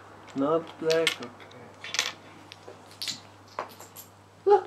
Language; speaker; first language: English; non-native, learner; German